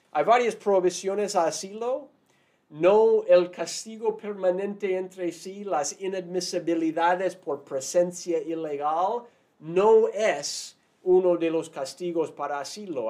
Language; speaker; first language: Spanish; non-native, fluent; English